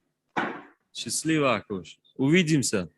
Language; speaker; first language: Russian; non-native, local second language; Tajik